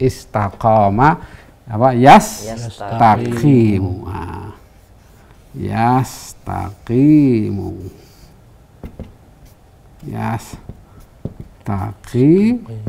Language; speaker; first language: Arabic; non-native, fluent; Indonesian